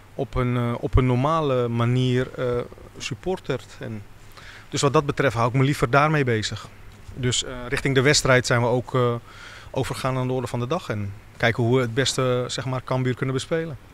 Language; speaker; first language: Dutch; native; Dutch